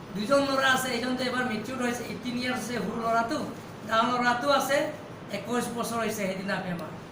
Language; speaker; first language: Assamese; non-native, local second language; Karbi